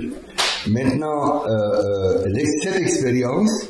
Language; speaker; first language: French; non-native, fluent; Arabic